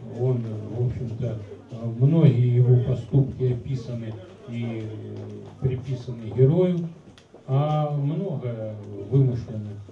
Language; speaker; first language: Russian; native; Russian